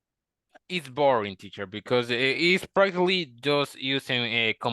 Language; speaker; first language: English; non-native, learner; Spanish